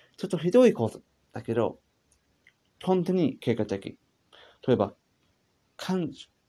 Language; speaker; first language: Japanese; non-native, learner; English